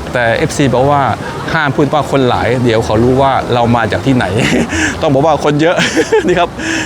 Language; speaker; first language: Thai; native; Thai